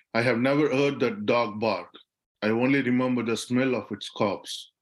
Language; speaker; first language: English; non-native, local second language; Tamil